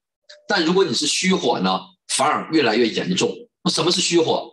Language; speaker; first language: Chinese; native; Chinese